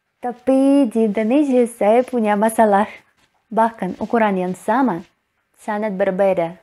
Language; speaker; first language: Indonesian; non-native, learner; Russian